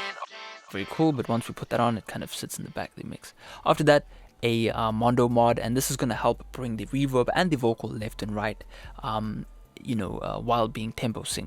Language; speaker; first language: English; native; English